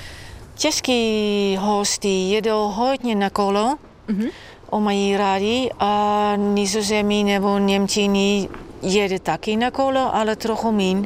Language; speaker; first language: Czech; non-native, learner; Dutch